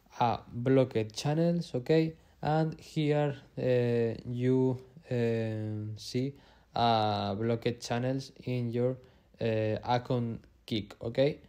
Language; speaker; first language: English; non-native, learner; Spanish